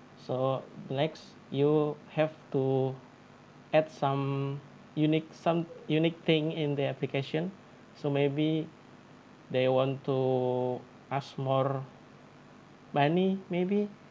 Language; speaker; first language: English; non-native, learner; Indonesian